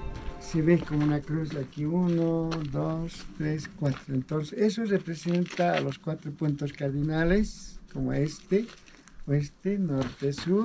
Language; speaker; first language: Spanish; native; Spanish